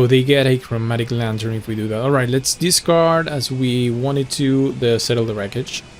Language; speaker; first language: English; non-native, fluent; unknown